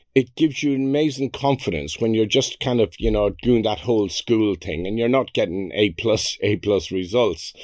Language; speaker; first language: English; native; English